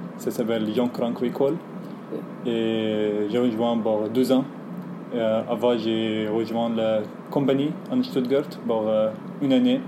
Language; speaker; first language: French; non-native, learner; Arabic